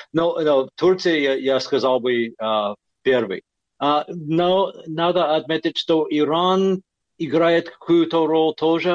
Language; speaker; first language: Russian; non-native, fluent; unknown